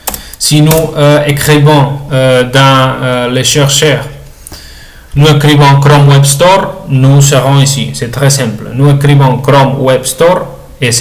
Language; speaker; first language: French; non-native, learner; Spanish